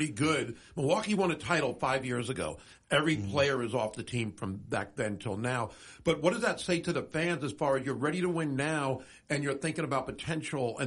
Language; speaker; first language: English; native; English